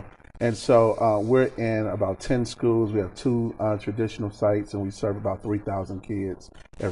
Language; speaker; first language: English; native; English